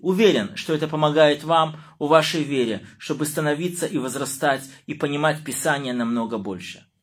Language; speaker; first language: Russian; native; Russian